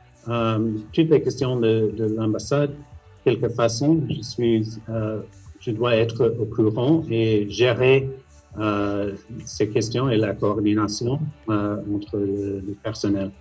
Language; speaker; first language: French; non-native, fluent; English